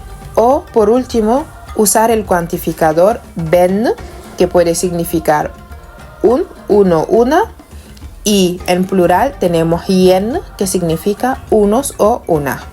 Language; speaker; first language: Spanish; non-native, fluent; Wolof